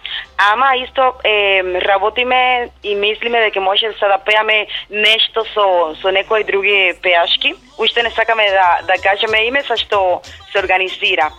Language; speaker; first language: Macedonian; non-native, learner; Spanish